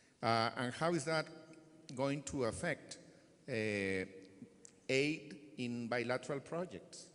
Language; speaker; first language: English; non-native, fluent; Spanish